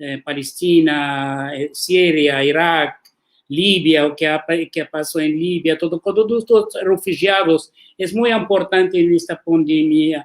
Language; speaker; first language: Spanish; non-native, learner; Arabic